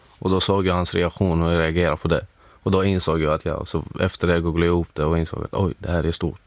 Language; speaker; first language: Swedish; non-native, fluent; Arabic